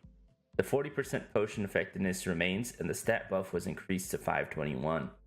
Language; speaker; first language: English; native; English